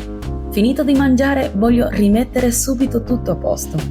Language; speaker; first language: Italian; native; Italian